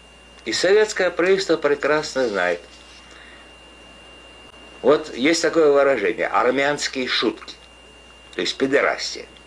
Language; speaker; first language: Russian; native; Russian